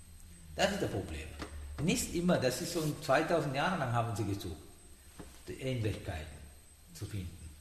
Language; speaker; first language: German; non-native, learner; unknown